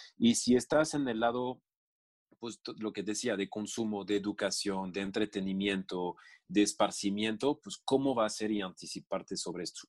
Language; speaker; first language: Spanish; non-native, fluent; French